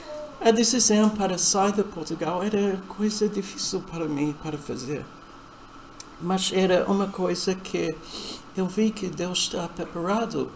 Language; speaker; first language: Portuguese; non-native, fluent; English